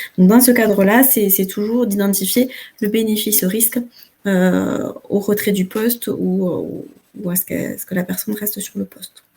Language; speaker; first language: French; native; French